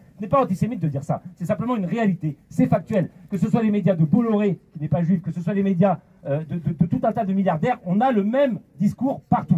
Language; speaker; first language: French; native; French